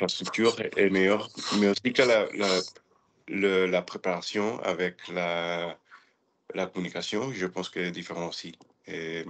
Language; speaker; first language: French; non-native, learner; English